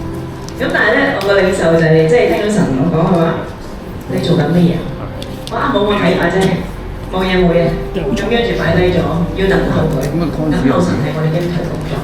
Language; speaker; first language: Cantonese; native; Cantonese